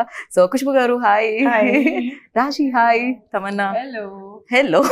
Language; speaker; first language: Telugu; native; Telugu